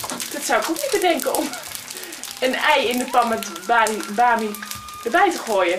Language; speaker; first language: Dutch; native; Dutch